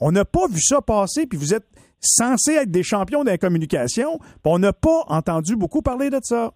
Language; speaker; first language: French; native; French